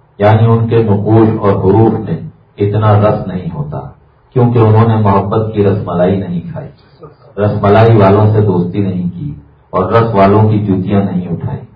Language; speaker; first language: Urdu; native; Urdu